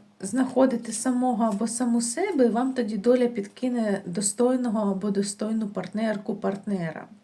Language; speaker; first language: Ukrainian; non-native, local second language; Russian